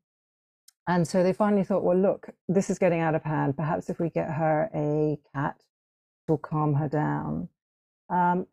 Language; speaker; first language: English; native; English